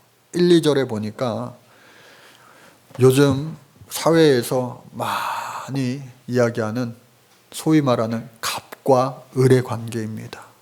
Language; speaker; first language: Korean; native; Korean